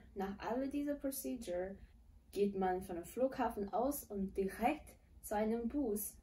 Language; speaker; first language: German; non-native, fluent; Chinese